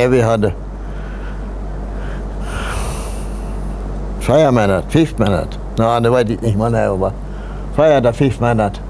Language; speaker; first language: German; non-native, local second language; Plautdietsch